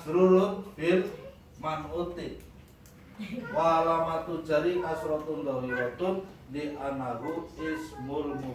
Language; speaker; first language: Arabic; non-native, fluent; Indonesian